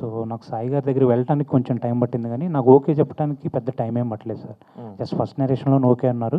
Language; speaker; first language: Telugu; native; Telugu